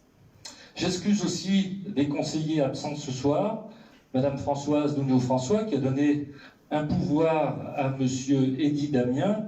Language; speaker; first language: French; native; French